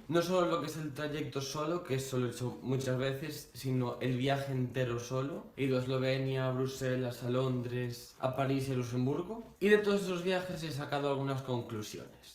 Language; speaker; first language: Spanish; native; Spanish